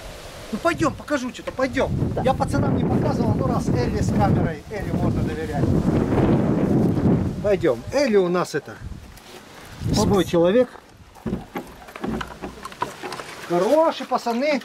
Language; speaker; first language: Russian; native; Russian